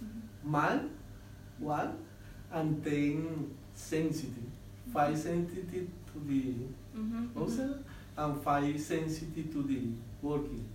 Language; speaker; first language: English; non-native, learner; Spanish